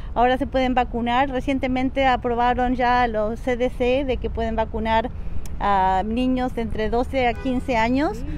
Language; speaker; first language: Spanish; native; Spanish